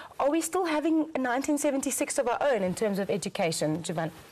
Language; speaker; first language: English; non-native, local second language; Afrikaans